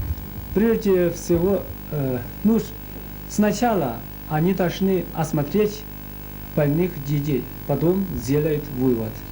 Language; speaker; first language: Russian; non-native, fluent; Chinese